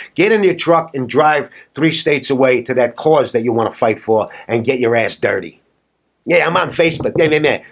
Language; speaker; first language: English; native; English